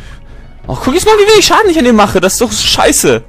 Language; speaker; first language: German; native; German